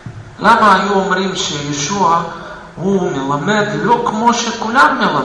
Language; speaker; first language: Hebrew; non-native, fluent; Russian